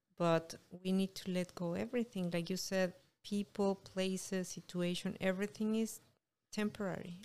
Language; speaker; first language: English; non-native, fluent; Spanish